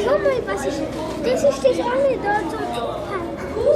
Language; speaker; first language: German; native; German